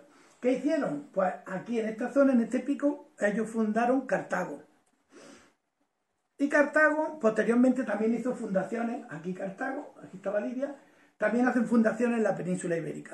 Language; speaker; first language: Spanish; native; Spanish